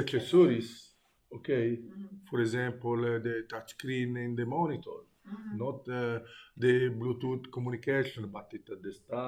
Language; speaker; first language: English; non-native, learner; Italian